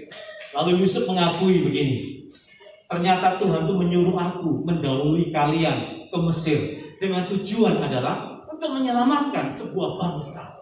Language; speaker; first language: Indonesian; native; Indonesian